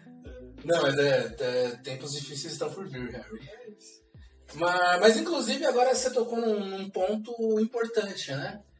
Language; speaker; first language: Portuguese; native; Portuguese